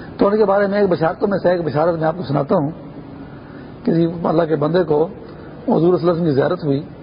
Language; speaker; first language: Urdu; non-native, local second language; Pashto